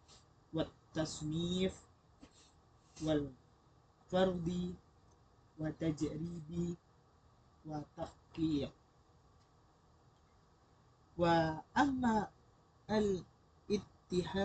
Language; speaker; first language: Arabic; non-native, learner; Indonesian